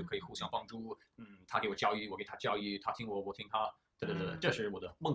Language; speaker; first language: Chinese; early bilingual, heritage; English